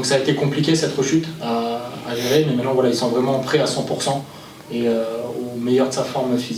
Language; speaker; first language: French; native; French